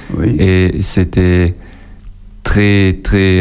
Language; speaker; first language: French; non-native, local second language; German